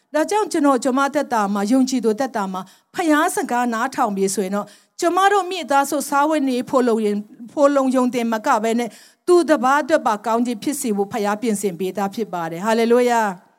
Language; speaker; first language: Burmese; non-native, local second language; Tedim Chin